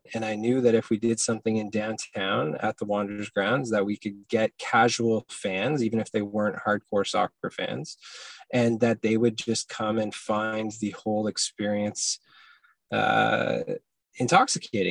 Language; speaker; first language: English; native; English